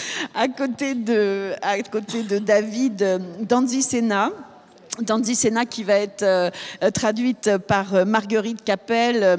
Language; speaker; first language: French; native; French